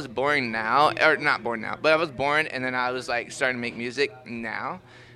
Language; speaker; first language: English; native; English